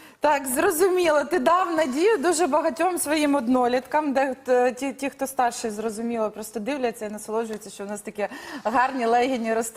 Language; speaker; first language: Ukrainian; native; Ukrainian